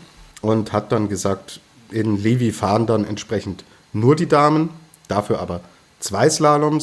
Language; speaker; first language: German; native; German